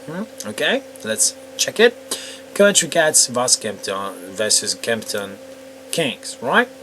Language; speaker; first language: English; non-native, fluent; Polish